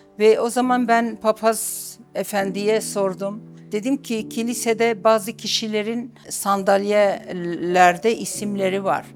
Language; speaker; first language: Turkish; non-native, local second language; Arabic